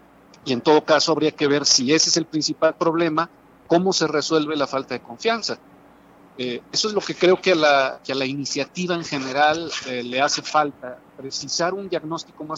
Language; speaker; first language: Spanish; native; Spanish